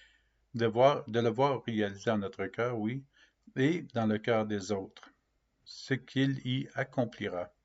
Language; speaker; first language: French; native; French